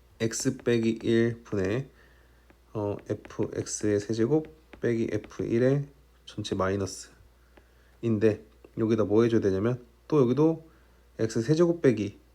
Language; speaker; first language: Korean; native; Korean